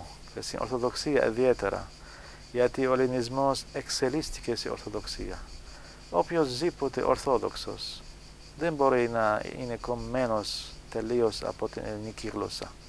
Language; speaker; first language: Greek; non-native, fluent; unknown